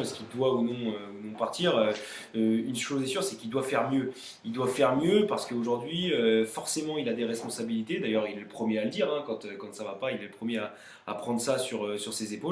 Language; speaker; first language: French; native; French